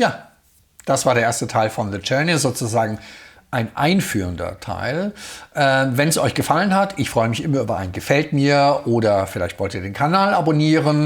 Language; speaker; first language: German; native; German